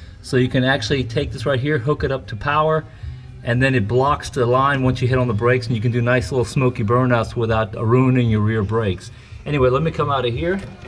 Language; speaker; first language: English; native; English